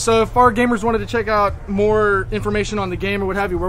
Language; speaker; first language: English; native; English